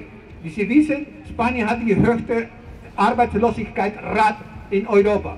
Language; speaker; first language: German; non-native, fluent; Spanish